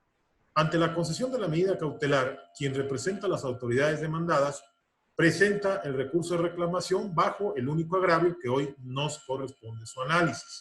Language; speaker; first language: Spanish; native; Spanish